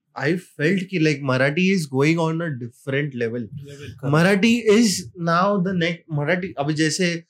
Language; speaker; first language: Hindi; non-native, local second language; Marathi